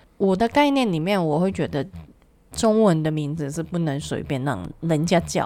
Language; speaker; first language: Chinese; non-native, local second language; Cantonese